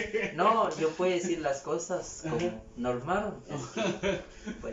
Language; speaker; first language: Spanish; non-native, learner; Haitian Creole